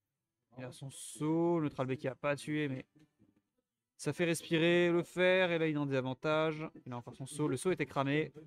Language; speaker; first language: French; native; French